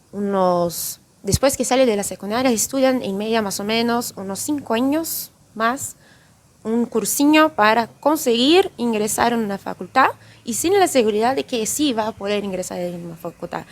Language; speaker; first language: Spanish; non-native, fluent; Portuguese